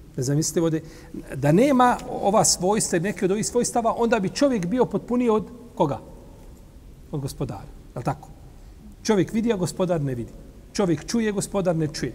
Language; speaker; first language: Bosnian; native; Bosnian